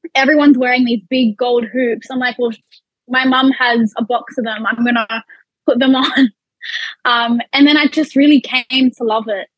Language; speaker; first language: English; early bilingual, other home language; Arabic